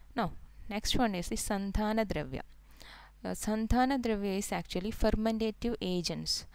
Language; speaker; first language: English; non-native, local second language; Malayalam